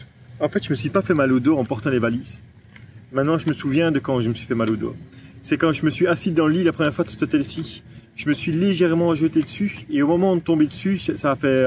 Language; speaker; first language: French; native; French